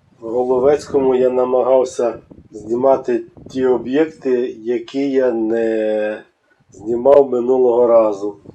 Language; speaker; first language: Ukrainian; native; Ukrainian